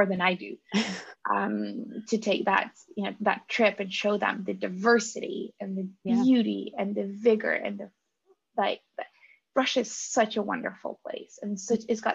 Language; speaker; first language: English; non-native, fluent; Russian